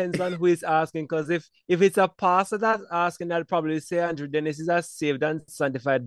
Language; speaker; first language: English; non-native, local second language; Jamaican Creole English